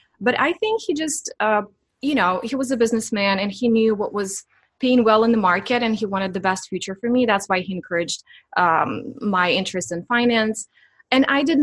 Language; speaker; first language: English; non-native, fluent; Ukrainian